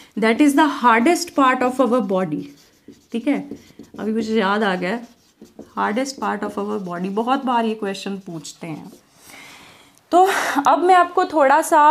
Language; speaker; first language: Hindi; non-native, local second language; Punjabi